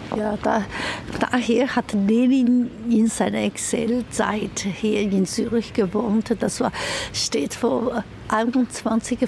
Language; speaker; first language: German; non-native, fluent; Chinese